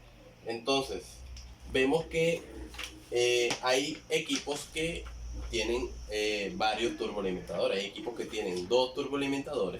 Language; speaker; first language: Spanish; native; Spanish